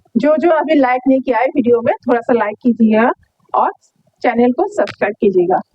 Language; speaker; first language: Hindi; non-native, local second language; Bangla